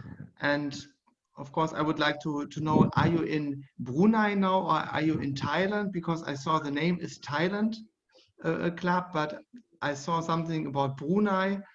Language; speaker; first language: English; non-native, fluent; German